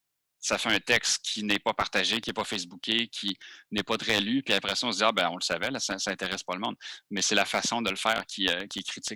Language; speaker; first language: French; native; French